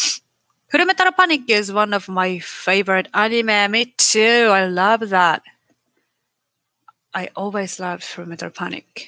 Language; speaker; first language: English; non-native, learner; Japanese